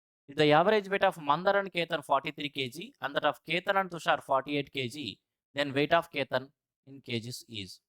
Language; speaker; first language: English; non-native, local second language; Telugu